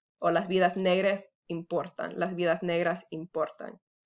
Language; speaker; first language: Spanish; non-native, fluent; English